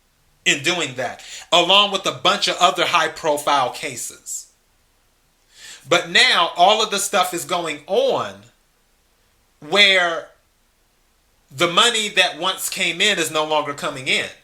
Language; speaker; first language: English; native; English